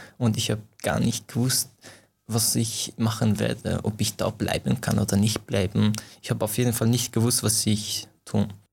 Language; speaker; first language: German; non-native, fluent; Persian